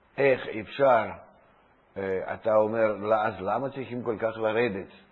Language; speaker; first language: Hebrew; non-native, fluent; Russian